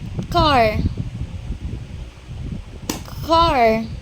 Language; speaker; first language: English; non-native, local second language; Filipino